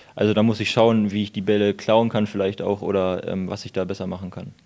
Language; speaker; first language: German; native; German